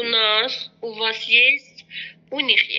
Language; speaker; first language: Russian; non-native, learner; Azerbaijani